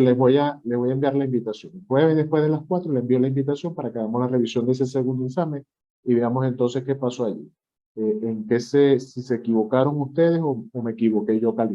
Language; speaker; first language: Spanish; native; Spanish